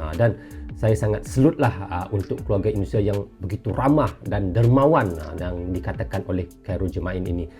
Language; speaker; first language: Malay; native; Malay